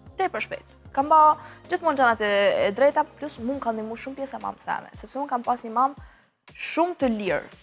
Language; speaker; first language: Albanian; early bilingual, heritage; Albanian